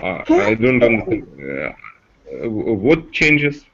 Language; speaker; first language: English; non-native, learner; Russian